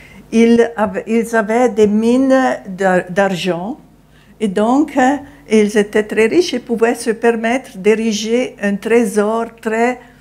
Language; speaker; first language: French; non-native, fluent; Italian